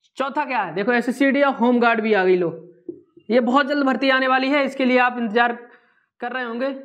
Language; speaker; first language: Hindi; native; Hindi